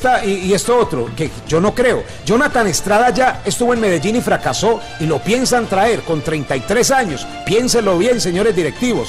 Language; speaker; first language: Spanish; native; Spanish